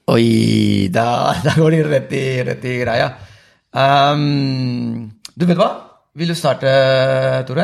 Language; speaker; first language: Norwegian; non-native, fluent; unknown